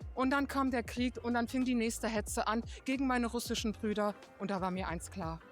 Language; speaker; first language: German; non-native, fluent; Serbian